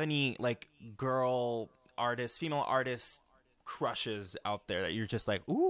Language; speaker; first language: English; non-native, fluent; French